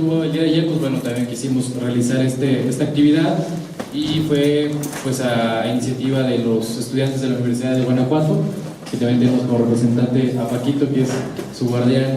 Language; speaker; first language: Spanish; native; Spanish